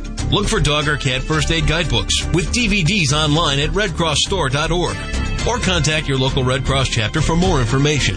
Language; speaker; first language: English; native; English